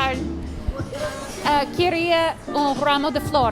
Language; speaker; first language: Portuguese; non-native, learner; English